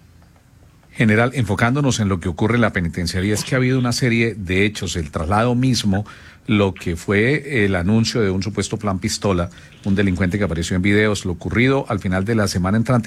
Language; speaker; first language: Spanish; native; Spanish